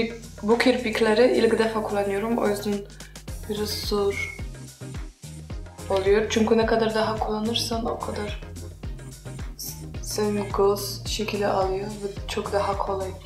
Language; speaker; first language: Turkish; non-native, fluent; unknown